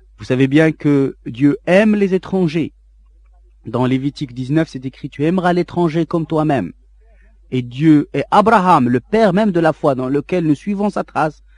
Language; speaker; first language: French; non-native, local second language; Arabic